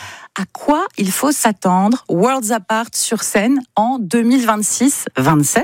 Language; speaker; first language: French; native; French